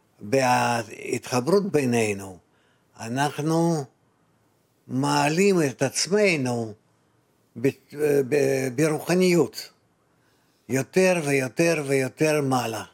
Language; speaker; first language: Hebrew; non-native, fluent; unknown